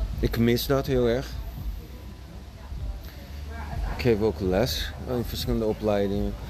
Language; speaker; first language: Dutch; non-native, fluent; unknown